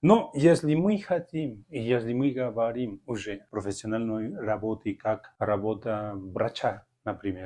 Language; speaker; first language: Russian; non-native, fluent; Spanish